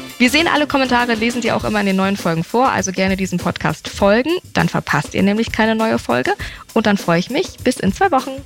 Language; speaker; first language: German; native; German